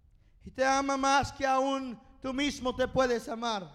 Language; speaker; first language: Spanish; non-native, fluent; English